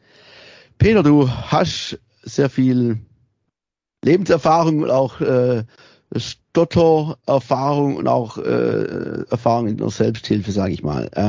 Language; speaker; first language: German; native; German